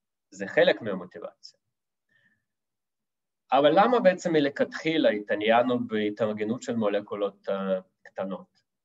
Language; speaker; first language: Hebrew; non-native, fluent; Russian